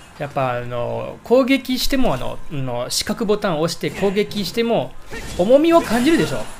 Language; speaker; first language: Japanese; non-native, fluent; English